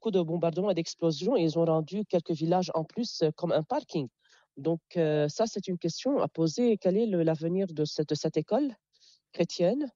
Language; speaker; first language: French; non-native, local second language; Arabic